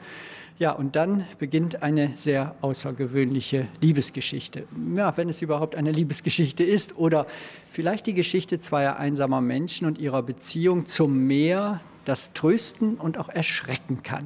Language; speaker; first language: German; native; German